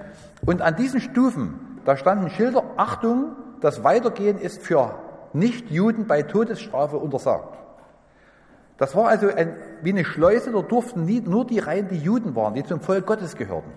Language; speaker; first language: German; native; German